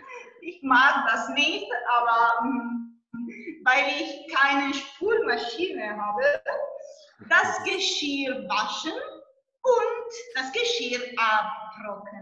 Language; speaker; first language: German; non-native, fluent; Italian